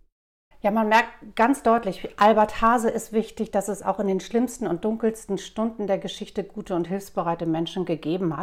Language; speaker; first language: German; native; German